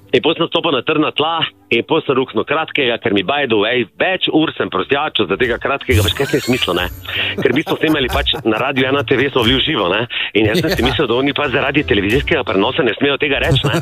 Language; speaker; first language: Slovenian; native; Slovenian